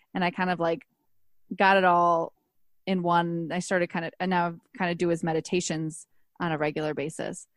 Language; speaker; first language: English; native; English